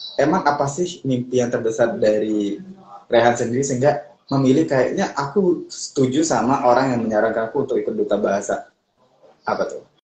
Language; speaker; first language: Indonesian; native; Indonesian